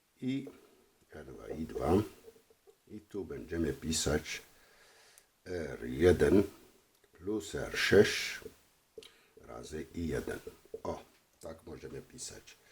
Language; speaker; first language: Polish; non-native, fluent; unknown